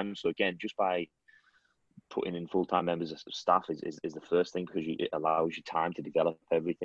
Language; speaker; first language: English; native; English